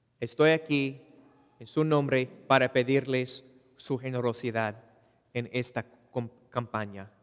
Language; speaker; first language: Spanish; non-native, fluent; English